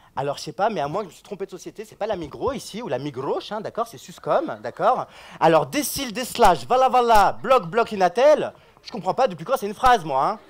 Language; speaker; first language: French; native; French